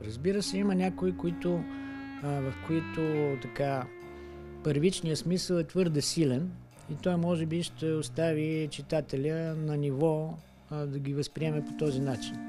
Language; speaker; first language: Bulgarian; native; Bulgarian